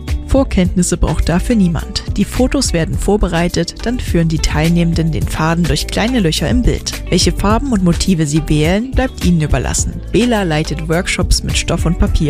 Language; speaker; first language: German; native; German